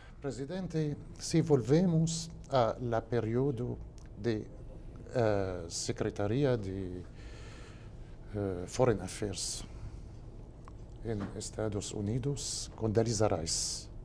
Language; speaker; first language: Portuguese; non-native, learner; Arabic